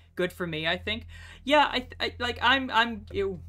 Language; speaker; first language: English; native; English